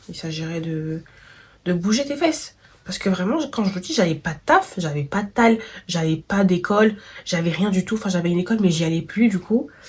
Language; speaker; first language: French; native; French